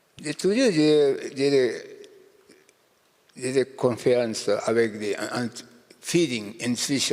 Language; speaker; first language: French; non-native, learner; Japanese